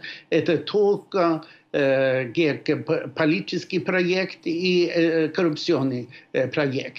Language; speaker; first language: Russian; non-native, fluent; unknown